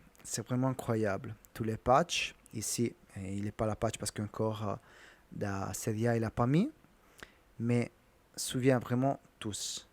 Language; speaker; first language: French; non-native, learner; Italian